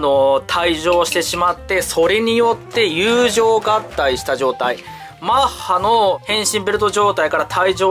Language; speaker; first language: Japanese; native; Japanese